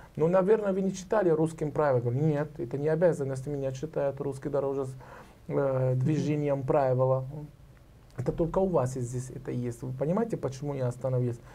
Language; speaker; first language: Russian; non-native, learner; Arabic